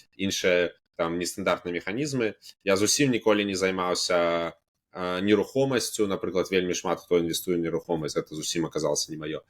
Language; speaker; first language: Belarusian; native; Belarusian